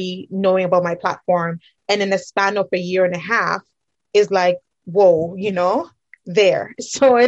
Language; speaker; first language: English; non-native, local second language; Akan